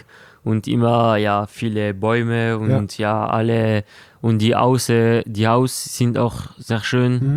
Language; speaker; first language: German; non-native, local second language; French